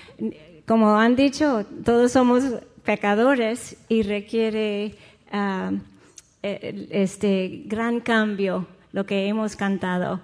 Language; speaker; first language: Spanish; non-native, fluent; English